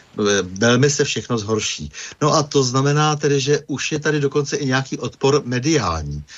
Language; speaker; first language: Czech; native; Czech